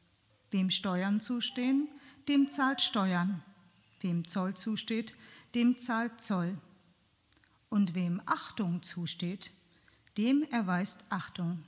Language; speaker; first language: German; native; German